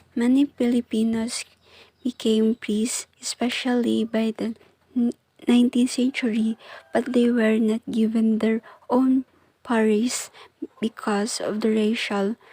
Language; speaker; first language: English; non-native, local second language; Filipino